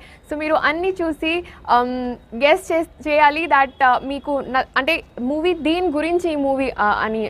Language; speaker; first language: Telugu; non-native, fluent; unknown